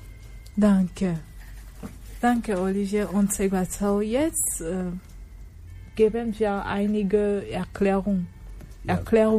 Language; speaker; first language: German; non-native, fluent; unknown